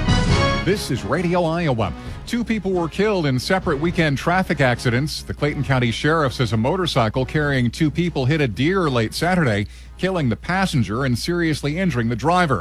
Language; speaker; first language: English; native; English